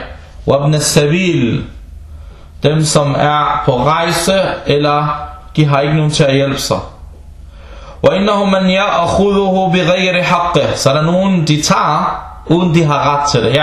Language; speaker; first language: Danish; early bilingual, other home language; Arabic